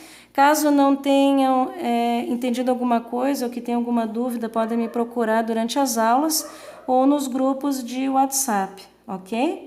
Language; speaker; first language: Portuguese; native; Portuguese